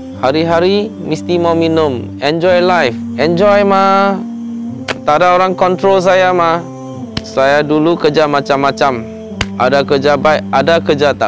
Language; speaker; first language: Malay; non-native, local second language; Min Nan Chinese